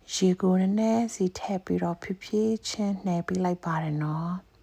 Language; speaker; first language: Burmese; non-native, local second language; Hakha Chin